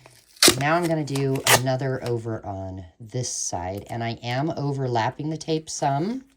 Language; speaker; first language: English; native; English